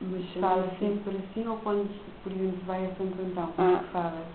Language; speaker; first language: Portuguese; non-native, local second language; Kabuverdianu